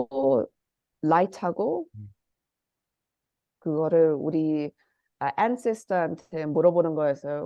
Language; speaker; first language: Korean; early bilingual, heritage; Korean